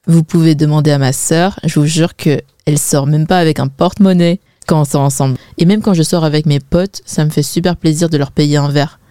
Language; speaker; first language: French; early bilingual, other home language; Wu Chinese